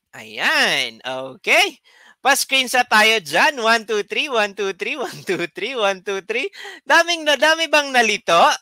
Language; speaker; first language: Filipino; native; Filipino